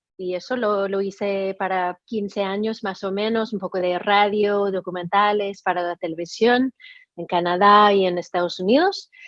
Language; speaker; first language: Spanish; non-native, fluent; English